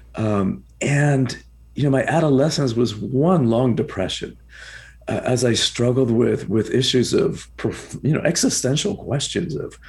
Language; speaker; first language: English; early bilingual, other home language; Spanish